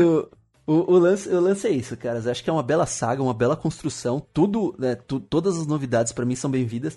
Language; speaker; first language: Portuguese; native; Portuguese